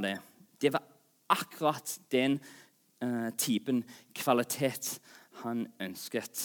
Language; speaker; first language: Norwegian; non-native, fluent; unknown